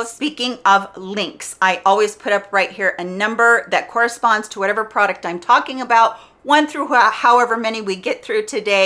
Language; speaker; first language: English; native; English